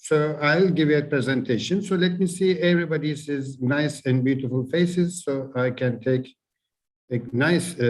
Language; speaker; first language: English; non-native, fluent; Turkish